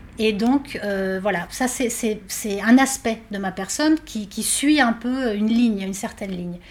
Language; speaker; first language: French; non-native, fluent; Spanish